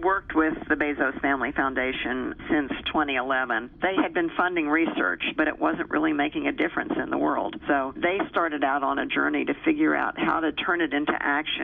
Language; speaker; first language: English; native; English